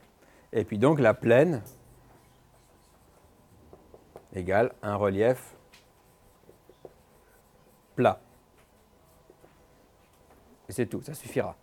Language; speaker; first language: French; native; French